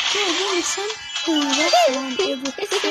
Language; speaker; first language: Turkish; non-native, learner; Azerbaijani